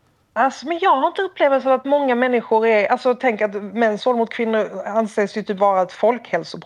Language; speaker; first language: Swedish; native; Swedish